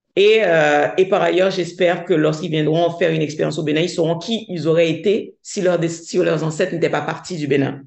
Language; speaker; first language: French; non-native, local second language; Haitian Creole